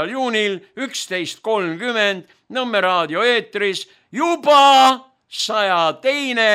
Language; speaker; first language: Estonian; native; Estonian